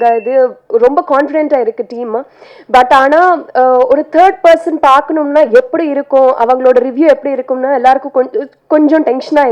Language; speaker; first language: Tamil; non-native, learner; Telugu